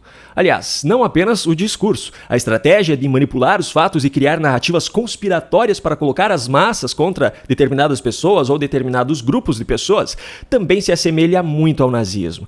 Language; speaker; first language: Portuguese; native; Portuguese